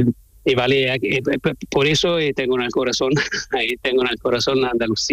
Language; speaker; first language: Spanish; non-native, learner; Italian